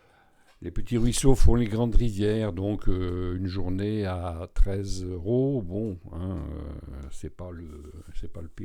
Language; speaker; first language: French; native; French